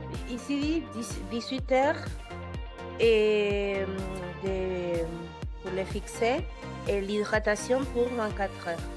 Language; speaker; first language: French; non-native, fluent; Spanish